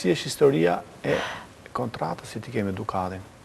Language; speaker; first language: Albanian; native; Albanian